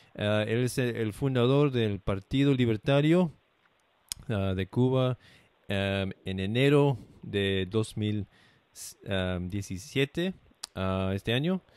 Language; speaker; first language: Spanish; non-native, learner; English